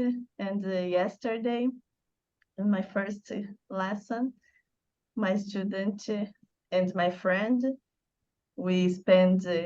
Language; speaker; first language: English; non-native, learner; Portuguese